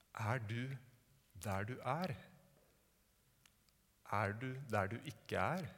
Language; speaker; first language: Norwegian; native; Norwegian